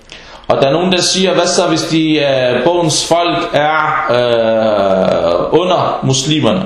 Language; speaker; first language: Danish; non-native, fluent; Arabic